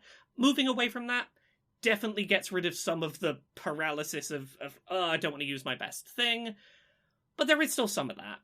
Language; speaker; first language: English; native; English